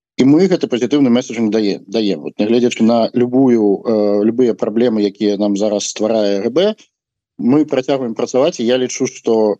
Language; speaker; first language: Belarusian; non-native, local second language; Russian